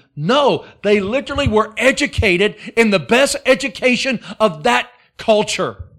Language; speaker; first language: English; native; English